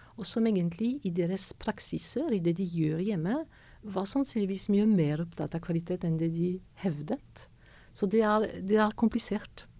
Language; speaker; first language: Norwegian; non-native, fluent; French